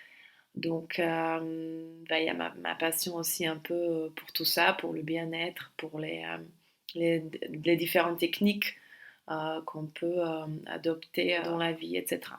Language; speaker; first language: French; non-native, fluent; Slovak